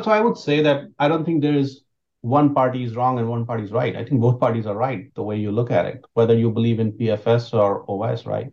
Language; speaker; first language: English; non-native, local second language; Hindi